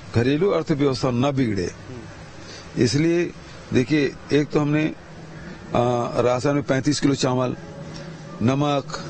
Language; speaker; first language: Hindi; native; Hindi